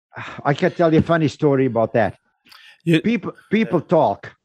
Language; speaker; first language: English; non-native, fluent; Dutch